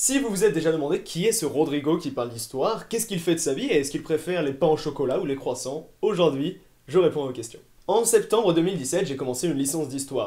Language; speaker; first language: French; native; French